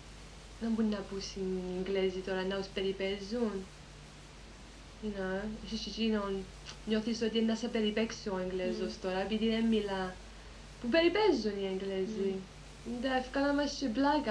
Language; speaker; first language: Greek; early bilingual, heritage; Greek